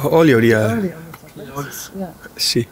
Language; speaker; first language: Italian; non-native, learner; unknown